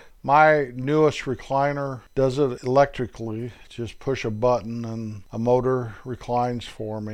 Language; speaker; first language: English; native; English